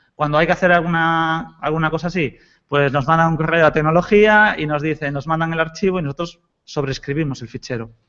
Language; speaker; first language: Spanish; native; Spanish